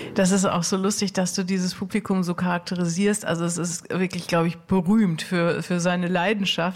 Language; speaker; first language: German; native; German